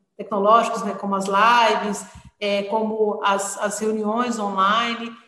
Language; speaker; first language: Portuguese; native; Portuguese